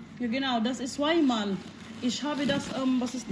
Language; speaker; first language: German; non-native, learner; Filipino